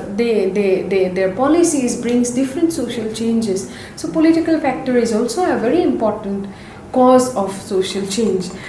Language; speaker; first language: English; non-native, local second language; Assamese